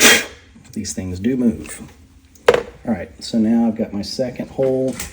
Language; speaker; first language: English; native; English